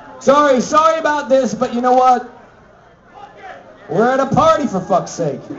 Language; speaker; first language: English; native; English